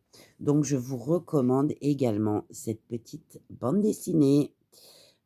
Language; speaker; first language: French; native; French